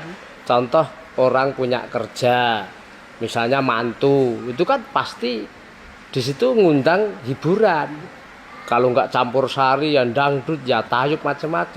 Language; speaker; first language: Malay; non-native, local second language; Javanese